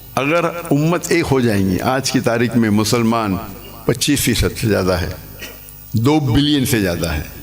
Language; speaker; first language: Urdu; non-native, local second language; English